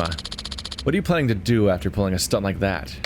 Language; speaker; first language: English; native; English